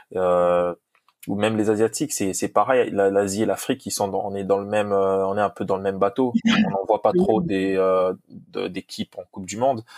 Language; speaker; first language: French; non-native, local second language; Lingala